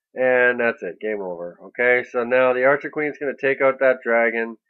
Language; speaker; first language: English; native; English